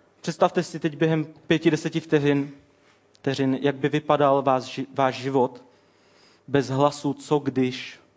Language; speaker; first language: Czech; native; Czech